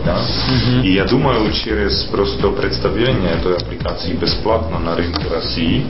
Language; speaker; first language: Russian; non-native, fluent; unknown